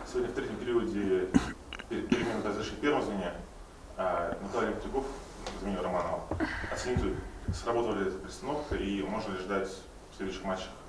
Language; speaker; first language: Russian; native; Russian